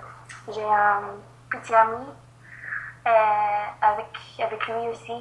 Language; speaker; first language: French; non-native, learner; English